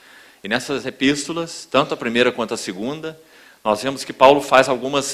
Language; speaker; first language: Portuguese; native; Portuguese